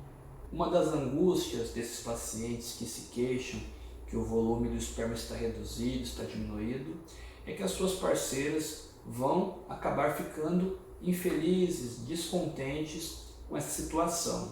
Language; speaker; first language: Portuguese; native; Portuguese